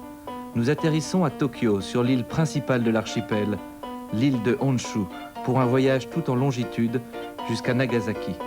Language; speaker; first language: French; native; French